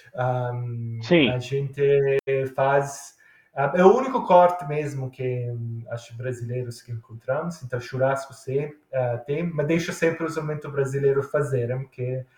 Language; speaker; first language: Portuguese; non-native, fluent; Italian